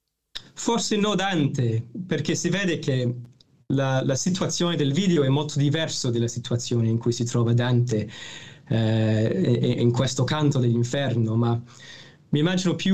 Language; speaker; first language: Italian; non-native, fluent; English